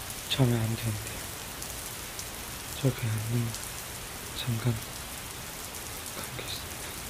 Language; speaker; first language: Korean; non-native, learner; Chinese